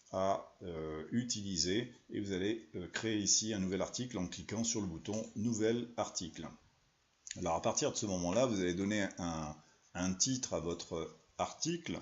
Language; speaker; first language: French; native; French